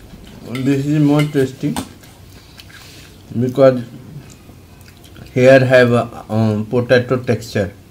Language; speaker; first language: English; non-native, local second language; Hindi